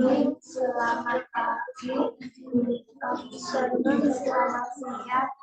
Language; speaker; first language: Indonesian; non-native, learner; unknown